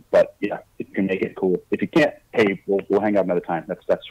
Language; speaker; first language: English; native; English